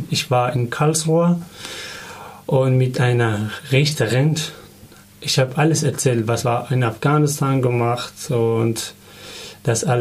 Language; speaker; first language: German; non-native, learner; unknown